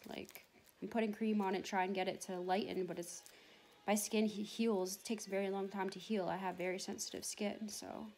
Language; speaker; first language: English; native; English